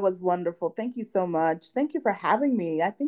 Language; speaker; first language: English; early bilingual, other home language; Haitian Creole